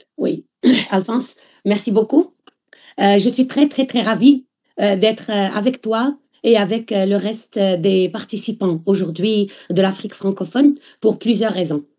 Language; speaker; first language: French; non-native, local second language; Arabic